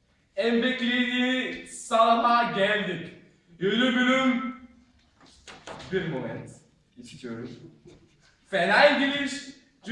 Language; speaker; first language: Turkish; non-native, learner; Bulgarian